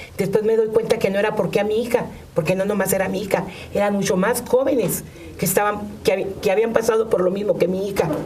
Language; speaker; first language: Spanish; native; Spanish